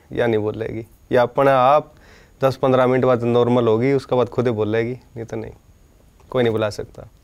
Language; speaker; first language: Hindi; native; Hindi